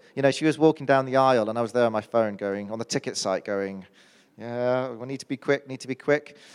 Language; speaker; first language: English; native; English